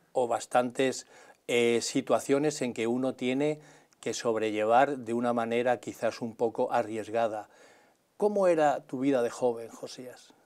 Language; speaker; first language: Spanish; native; Spanish